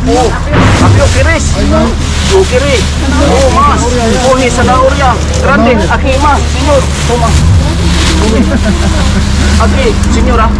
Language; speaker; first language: Spanish; non-native, learner; Filipino